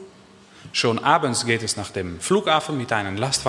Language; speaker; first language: German; non-native, learner; Dutch